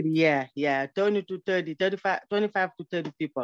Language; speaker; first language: English; non-native, learner; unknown